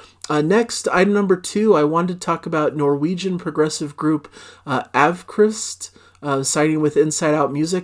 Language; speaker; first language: English; native; English